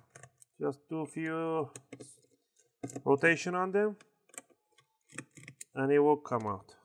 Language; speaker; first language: English; non-native, fluent; Spanish